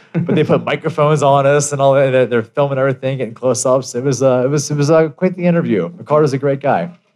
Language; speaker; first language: English; early bilingual, other home language; Italian